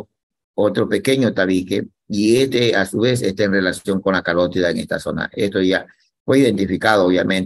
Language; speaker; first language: Spanish; native; Spanish